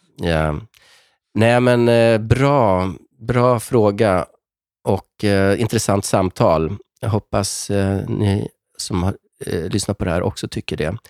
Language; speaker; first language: Swedish; native; Swedish